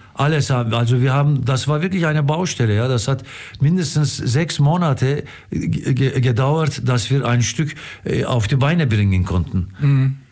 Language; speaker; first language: German; non-native, fluent; Turkish